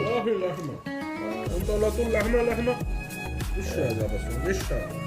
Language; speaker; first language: Arabic; non-native, learner; Urdu